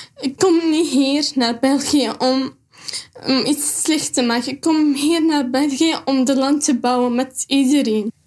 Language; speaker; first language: Dutch; non-native, learner; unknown